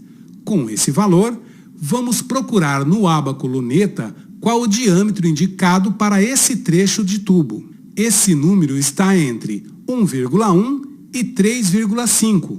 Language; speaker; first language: Portuguese; native; Portuguese